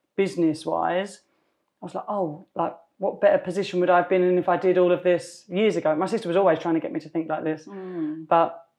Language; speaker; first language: English; native; English